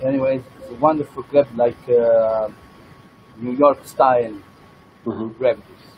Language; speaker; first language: English; non-native, learner; Italian